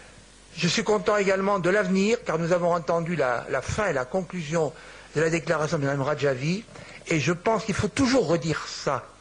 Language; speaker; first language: French; native; French